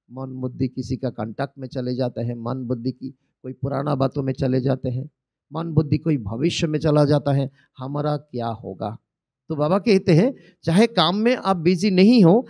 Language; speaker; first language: Hindi; non-native, local second language; Bangla